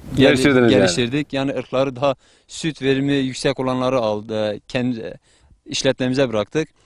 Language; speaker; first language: Turkish; native; Turkish